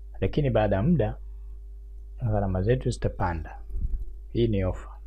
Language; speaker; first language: Swahili; native; Swahili